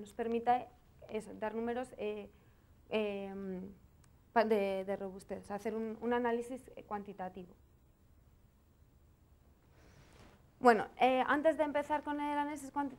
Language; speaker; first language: Spanish; native; Spanish